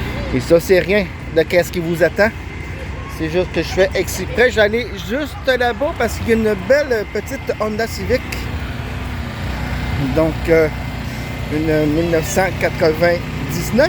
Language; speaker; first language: French; native; French